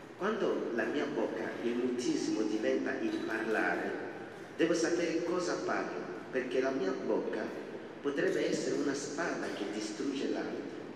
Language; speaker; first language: Italian; non-native, fluent; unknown